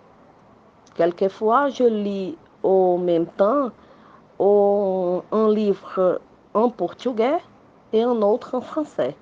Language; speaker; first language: French; non-native, learner; Portuguese